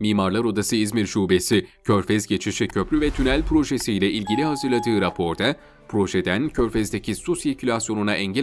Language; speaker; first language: Turkish; native; Turkish